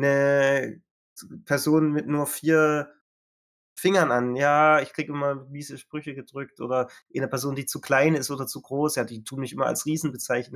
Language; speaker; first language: German; native; German